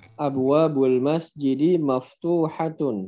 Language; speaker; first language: Arabic; non-native, fluent; Indonesian